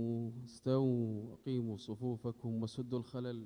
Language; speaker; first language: Arabic; native; Arabic